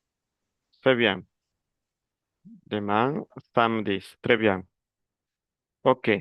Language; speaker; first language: French; non-native, fluent; Spanish